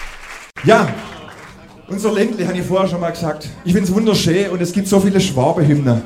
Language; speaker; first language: German; native; German